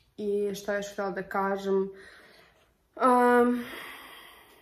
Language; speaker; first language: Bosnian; non-native, learner; Russian